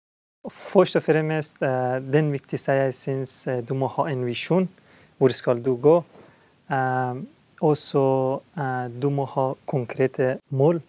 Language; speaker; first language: Swedish; non-native, learner; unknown